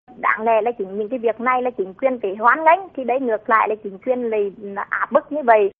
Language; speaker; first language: Vietnamese; native; Vietnamese